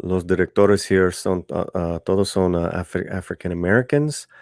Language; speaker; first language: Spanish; early bilingual, heritage; English